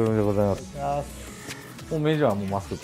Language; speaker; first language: Japanese; native; Japanese